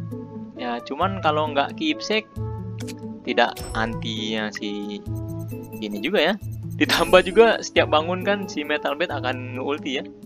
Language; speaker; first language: Indonesian; native; Indonesian